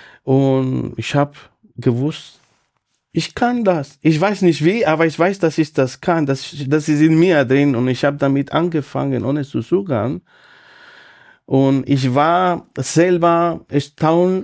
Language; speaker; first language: German; non-native, fluent; Spanish